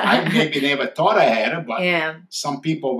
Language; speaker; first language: English; non-native, fluent; Italian